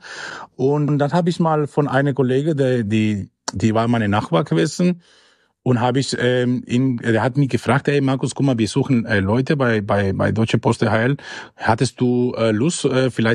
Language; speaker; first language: German; non-native, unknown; Spanish